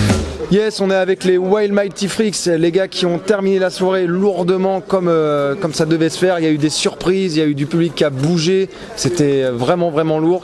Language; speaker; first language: French; native; French